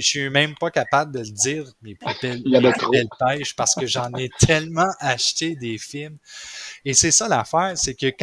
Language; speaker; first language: French; native; French